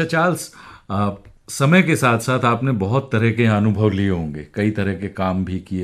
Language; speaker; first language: Hindi; native; Hindi